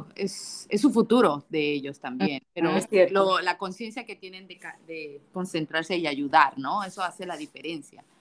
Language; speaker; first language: Spanish; native; Spanish